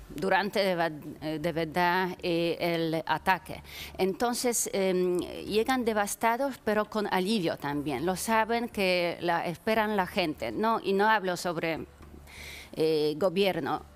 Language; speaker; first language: Spanish; non-native, fluent; Polish